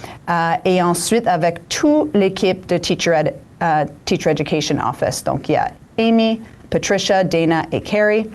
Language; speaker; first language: French; native; French